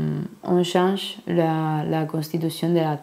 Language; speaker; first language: French; non-native, learner; Spanish